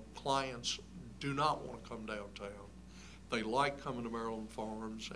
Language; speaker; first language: English; native; English